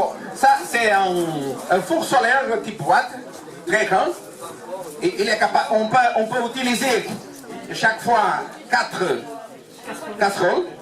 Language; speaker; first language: French; non-native, learner; Portuguese